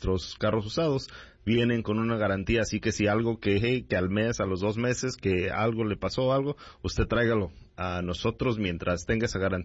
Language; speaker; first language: Spanish; early bilingual, heritage; Spanish